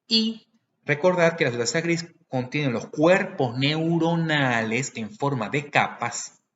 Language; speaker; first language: Spanish; native; Spanish